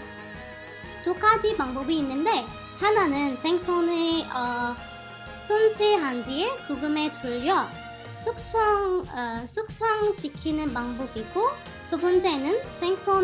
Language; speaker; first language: Korean; non-native, fluent; Arabic